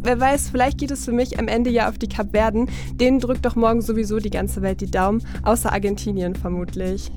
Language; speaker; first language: German; native; German